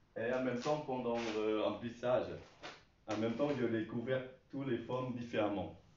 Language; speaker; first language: French; non-native, learner; Chinese